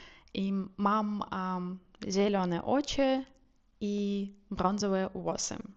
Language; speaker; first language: Polish; non-native, learner; Ukrainian